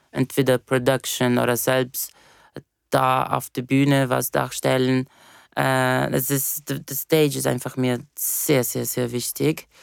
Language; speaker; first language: German; non-native, fluent; Portuguese